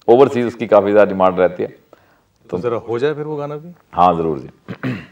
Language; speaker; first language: Hindi; non-native, local second language; Punjabi